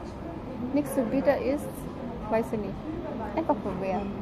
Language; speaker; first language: German; non-native, learner; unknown